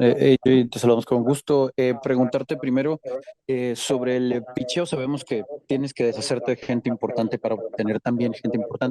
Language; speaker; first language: Spanish; native; Spanish